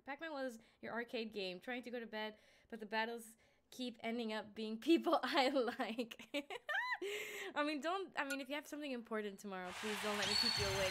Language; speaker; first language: English; early bilingual, other home language; Spanish